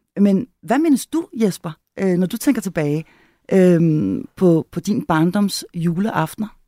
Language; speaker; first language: Danish; native; Danish